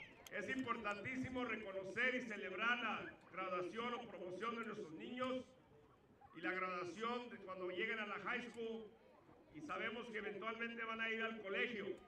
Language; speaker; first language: Spanish; native; Spanish